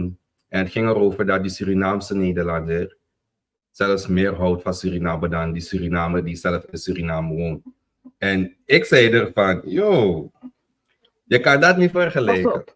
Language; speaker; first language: Dutch; native; Dutch